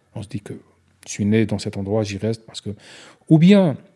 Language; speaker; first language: French; non-native, local second language; Arabic